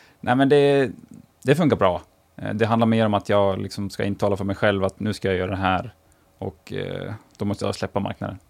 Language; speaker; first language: Swedish; native; Swedish